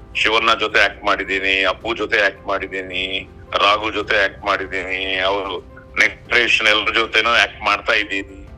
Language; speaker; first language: Kannada; non-native, local second language; Telugu